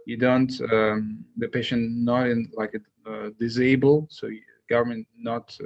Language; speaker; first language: English; non-native, fluent; Russian